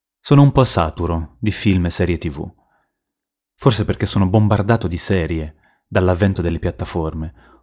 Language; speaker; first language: Italian; native; Italian